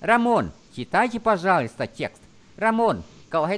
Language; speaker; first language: Russian; non-native, fluent; Vietnamese